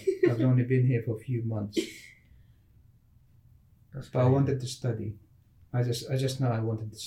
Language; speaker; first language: English; non-native, local second language; Filipino